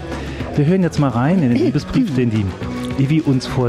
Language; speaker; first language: German; native; German